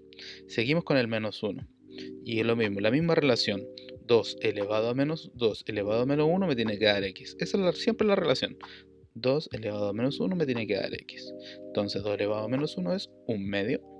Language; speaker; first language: Spanish; native; Spanish